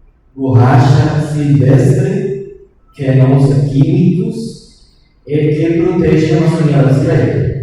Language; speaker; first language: Portuguese; non-native, learner; Spanish